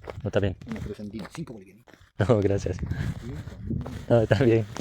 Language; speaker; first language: Spanish; non-native, learner; English